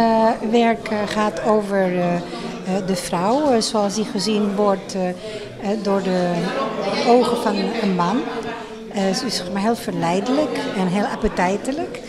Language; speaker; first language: Dutch; non-native, fluent; Spanish